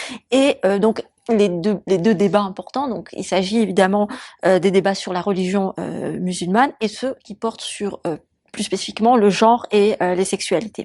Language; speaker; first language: French; native; French